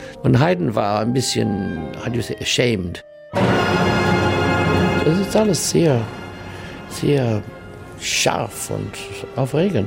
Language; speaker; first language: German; non-native, learner; English